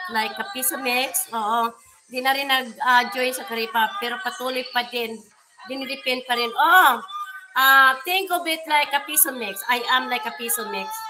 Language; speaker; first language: Filipino; non-native, local second language; Cebuano